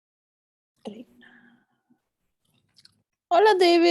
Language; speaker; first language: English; non-native, fluent; Spanish